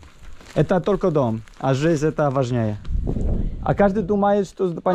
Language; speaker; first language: Russian; non-native, learner; Polish